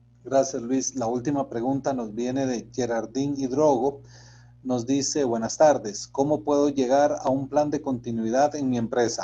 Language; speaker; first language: Spanish; native; Spanish